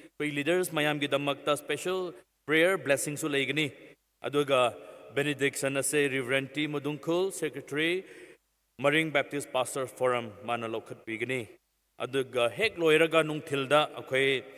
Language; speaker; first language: Manipuri; non-native, local second language; Tangkhul Naga (India)